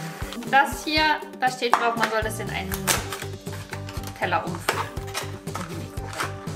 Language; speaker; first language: German; native; German